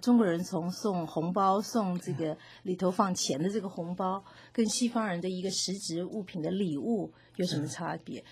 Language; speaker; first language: Chinese; native; Chinese